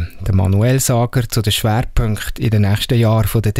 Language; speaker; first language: German; native; German